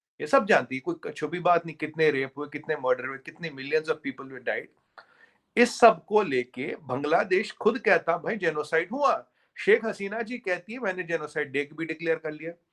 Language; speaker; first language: Hindi; native; Hindi